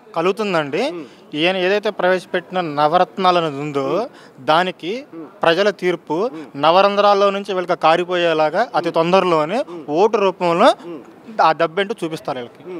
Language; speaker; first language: Telugu; native; Telugu